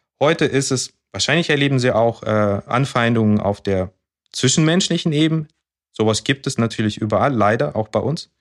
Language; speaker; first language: German; early bilingual, other home language; Russian